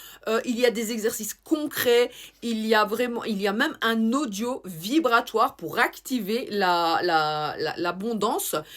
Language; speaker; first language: French; native; French